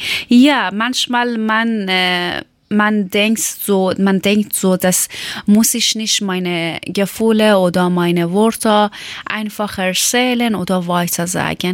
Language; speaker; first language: German; non-native, learner; Persian